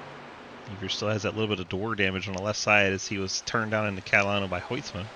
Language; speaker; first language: English; native; English